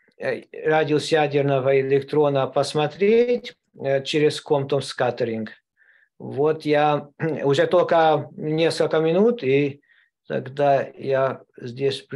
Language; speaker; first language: Russian; non-native, learner; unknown